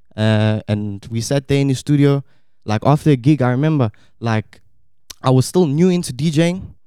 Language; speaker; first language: English; native; English